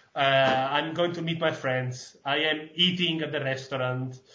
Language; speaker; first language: English; non-native, fluent; Italian